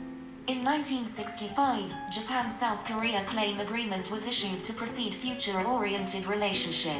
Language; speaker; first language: English; non-native, fluent; Japanese